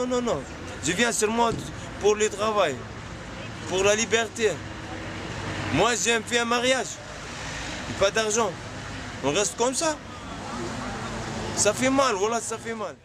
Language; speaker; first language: French; non-native, learner; Arabic